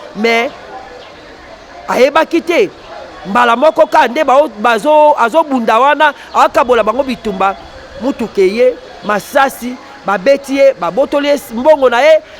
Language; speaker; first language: Lingala; native; Lingala